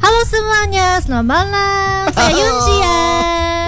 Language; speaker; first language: Indonesian; non-native, learner; Korean